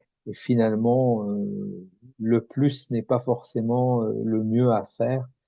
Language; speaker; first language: French; native; French